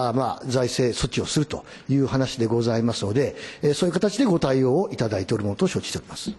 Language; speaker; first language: Japanese; native; Japanese